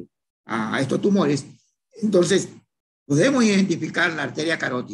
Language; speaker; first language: Spanish; native; Spanish